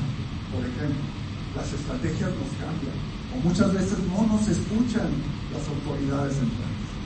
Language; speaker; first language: Spanish; native; Spanish